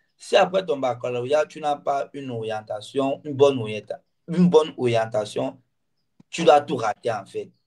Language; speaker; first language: French; non-native, local second language; Ghomala